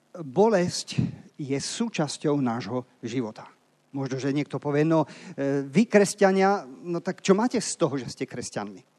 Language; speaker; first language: Slovak; native; Slovak